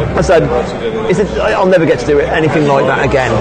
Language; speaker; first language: English; native; English